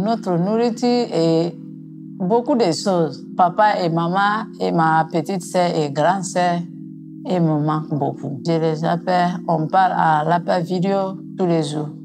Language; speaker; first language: French; non-native, local second language; Mandingo